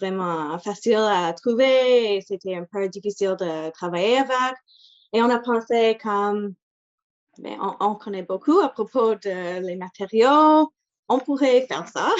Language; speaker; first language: French; non-native, local second language; English